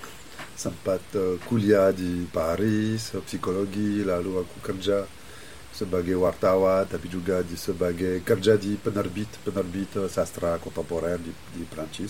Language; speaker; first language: Indonesian; non-native, fluent; French